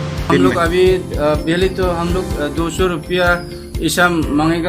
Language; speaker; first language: Hindi; non-native, local second language; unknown